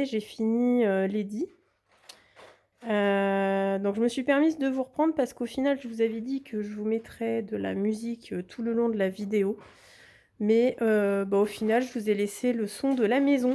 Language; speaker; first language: French; native; French